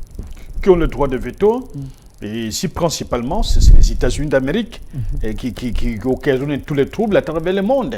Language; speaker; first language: French; non-native, local second language; Lingala